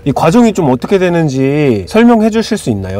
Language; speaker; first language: Korean; native; Korean